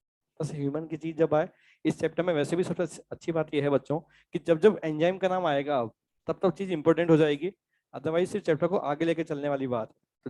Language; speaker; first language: Hindi; native; Hindi